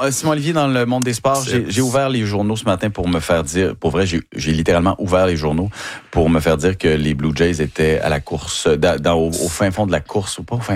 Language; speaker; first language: French; native; French